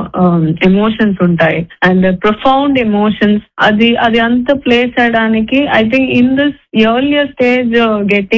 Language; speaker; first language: Telugu; non-native, fluent; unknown